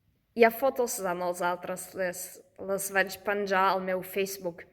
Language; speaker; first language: Catalan; non-native, fluent; German